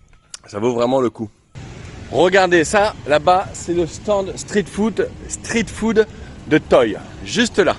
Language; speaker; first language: French; native; French